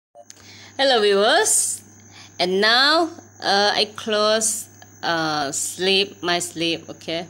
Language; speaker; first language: English; non-native, learner; Thai